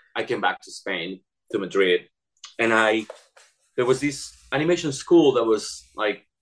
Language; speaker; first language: English; non-native, fluent; Spanish